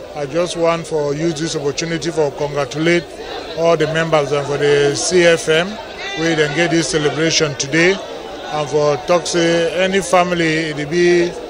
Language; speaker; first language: Nigerian Pidgin; native; Nigerian Pidgin